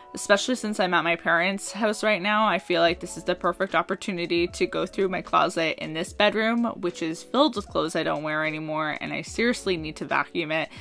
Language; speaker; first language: English; native; English